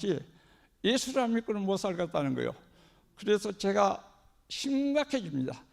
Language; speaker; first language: Korean; native; Korean